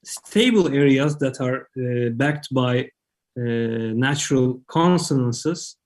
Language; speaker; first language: English; non-native, fluent; Turkish